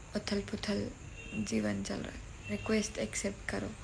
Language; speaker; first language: Hindi; native; Hindi